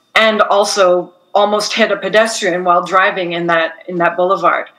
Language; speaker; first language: English; native; English